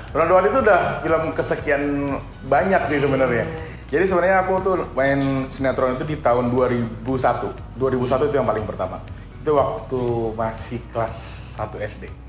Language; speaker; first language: Indonesian; non-native, local second language; Banjar